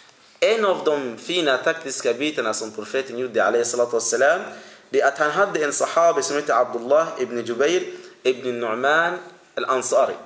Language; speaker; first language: Swedish; early bilingual, other home language; Arabic